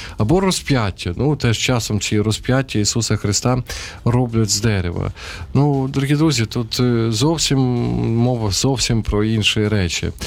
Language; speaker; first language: Ukrainian; non-native, local second language; Russian